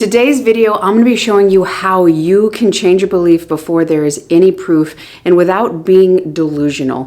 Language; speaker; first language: English; native; English